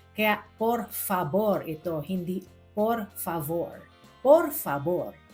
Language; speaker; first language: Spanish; non-native, fluent; Filipino